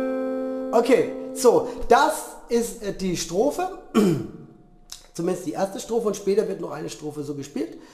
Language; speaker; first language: German; native; German